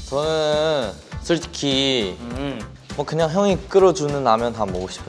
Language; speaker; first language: Korean; non-native, fluent; Chinese